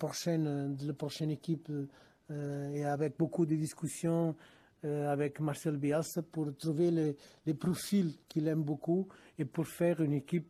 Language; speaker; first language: French; non-native, fluent; Portuguese